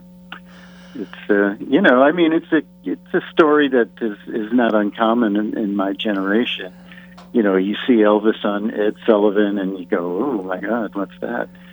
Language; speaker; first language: English; native; English